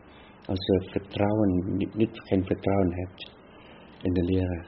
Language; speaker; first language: Dutch; non-native, fluent; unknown